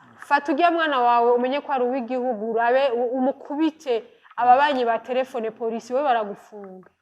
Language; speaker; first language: Rundi; native; Rundi